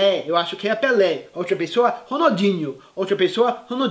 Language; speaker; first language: Portuguese; non-native, fluent; English